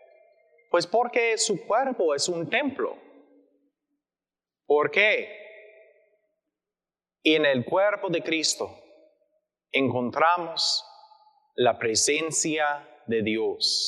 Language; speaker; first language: Spanish; non-native, learner; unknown